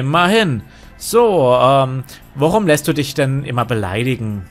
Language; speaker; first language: German; native; German